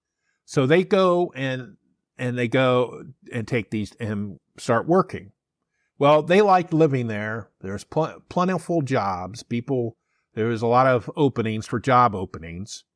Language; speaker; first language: English; native; English